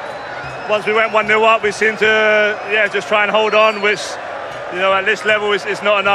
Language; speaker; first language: English; native; English